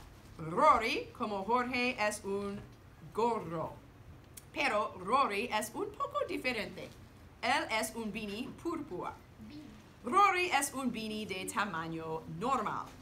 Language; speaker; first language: Spanish; non-native, learner; English